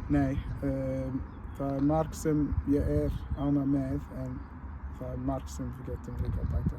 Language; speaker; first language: Icelandic; non-native, learner; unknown